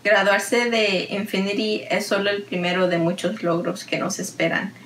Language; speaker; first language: Spanish; early bilingual, heritage; Spanish